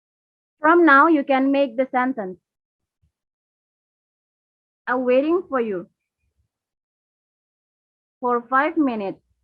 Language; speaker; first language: English; non-native, fluent; Indonesian